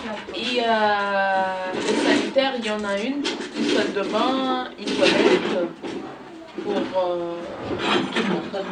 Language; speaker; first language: French; non-native, local second language; Arabic